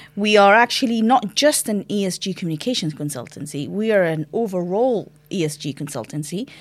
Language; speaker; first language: English; non-native, fluent; Arabic